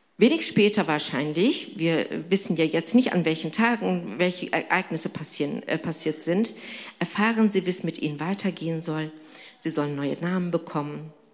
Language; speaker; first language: German; non-native, fluent; Turkish